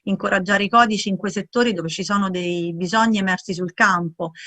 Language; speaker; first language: Italian; native; Italian